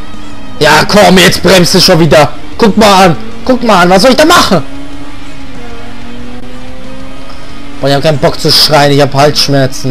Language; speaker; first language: German; native; German